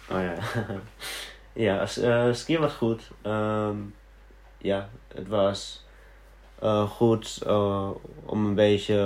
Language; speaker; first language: Dutch; early bilingual, heritage; Dutch